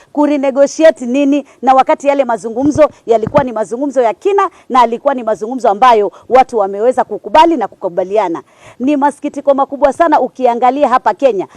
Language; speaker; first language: Swahili; native; Swahili